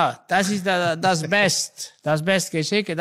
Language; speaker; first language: German; non-native, learner; Italian